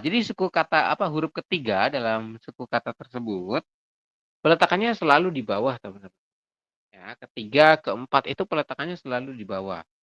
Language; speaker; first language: Indonesian; native; Indonesian